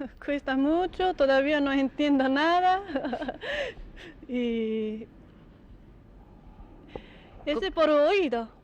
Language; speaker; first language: Spanish; non-native, learner; Japanese